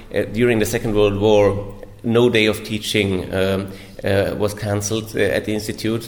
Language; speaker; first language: English; non-native, fluent; German